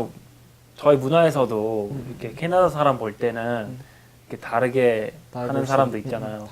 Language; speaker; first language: Korean; non-native, fluent; English